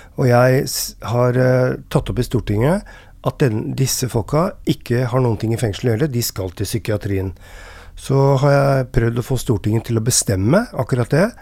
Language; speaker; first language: Norwegian; native; Norwegian